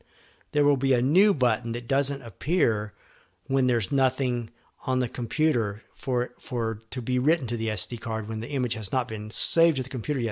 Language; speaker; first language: English; native; English